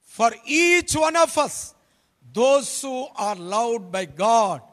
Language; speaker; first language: English; non-native, local second language; Telugu